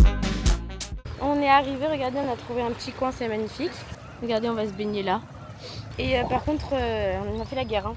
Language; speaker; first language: French; native; French